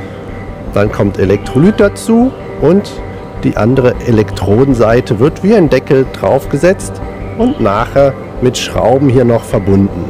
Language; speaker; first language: German; native; German